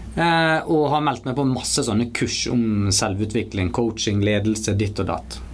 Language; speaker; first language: Norwegian; native; Norwegian